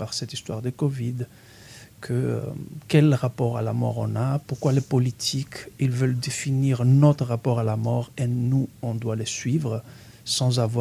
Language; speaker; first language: French; non-native, fluent; Greek